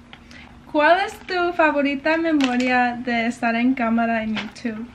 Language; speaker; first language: Spanish; early bilingual, heritage; English